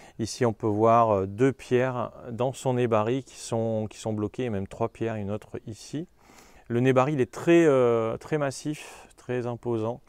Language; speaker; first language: French; native; French